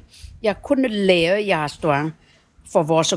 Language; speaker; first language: Danish; non-native, learner; Chinese